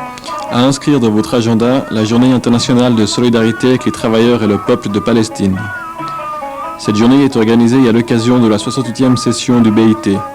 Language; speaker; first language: French; native; French